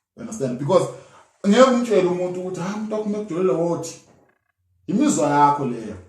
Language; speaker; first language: Zulu; native; Zulu